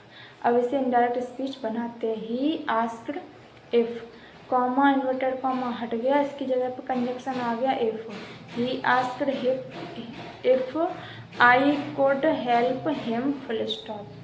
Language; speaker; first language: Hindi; native; Hindi